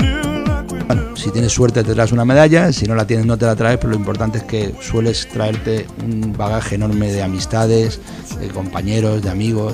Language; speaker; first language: Spanish; native; Spanish